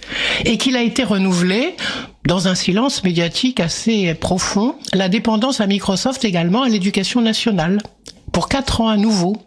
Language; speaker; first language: French; native; French